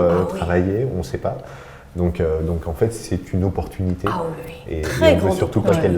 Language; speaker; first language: French; native; French